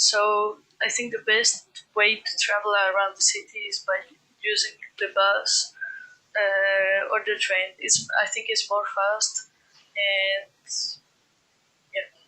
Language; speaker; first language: English; non-native, fluent; Greek